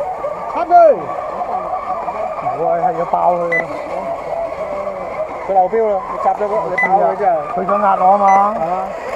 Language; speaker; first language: Cantonese; native; Cantonese